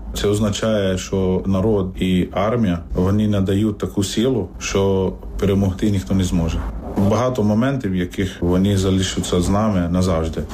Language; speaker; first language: Ukrainian; non-native, fluent; Arabic